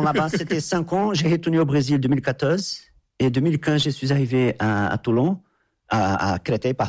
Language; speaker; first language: French; non-native, fluent; Portuguese